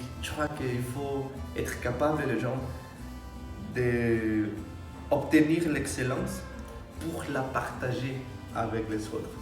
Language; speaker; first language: French; non-native, fluent; Spanish